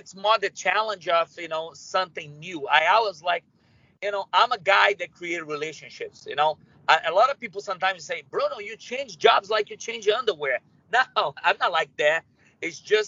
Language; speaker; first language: English; non-native, fluent; Spanish